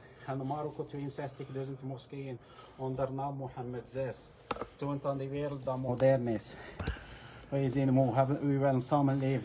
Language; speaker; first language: Dutch; non-native, learner; Arabic